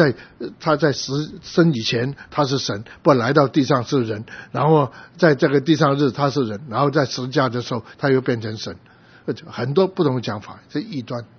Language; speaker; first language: Chinese; native; Chinese